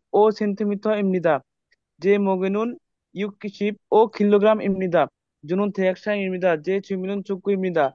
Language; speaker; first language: Korean; non-native, learner; Bangla